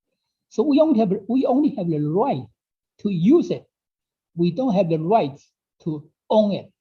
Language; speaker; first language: English; non-native, fluent; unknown